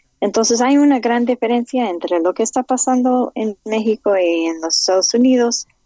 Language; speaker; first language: Spanish; non-native, fluent; English